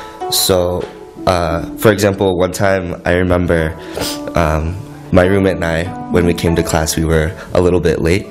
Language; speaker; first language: English; native; English